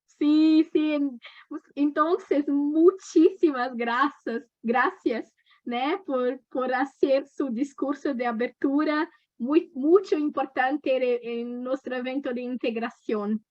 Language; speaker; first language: Spanish; non-native, learner; Portuguese